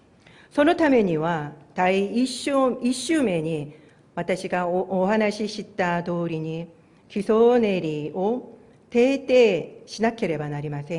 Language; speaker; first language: Japanese; non-native, fluent; Korean